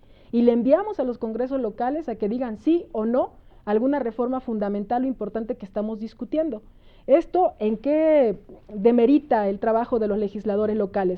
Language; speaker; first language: Spanish; native; Spanish